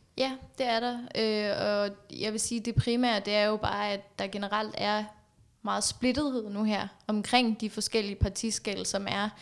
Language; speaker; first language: Danish; early bilingual, other home language; Persian